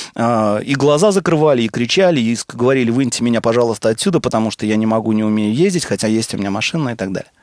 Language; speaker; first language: Russian; native; Russian